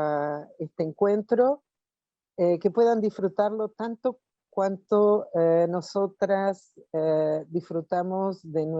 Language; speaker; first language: Spanish; non-native, fluent; Portuguese